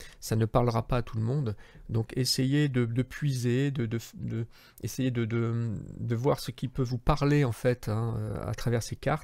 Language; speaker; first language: French; native; French